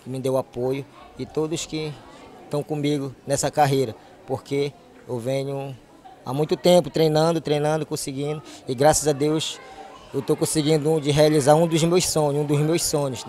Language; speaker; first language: Portuguese; native; Portuguese